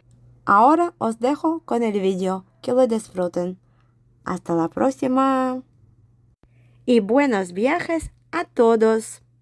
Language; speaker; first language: Spanish; non-native, fluent; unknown